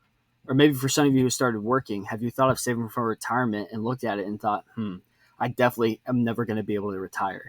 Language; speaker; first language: English; native; English